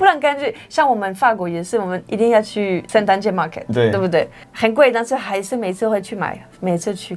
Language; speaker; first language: Chinese; non-native, fluent; French